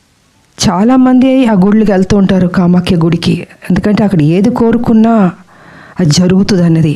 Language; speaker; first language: Telugu; native; Telugu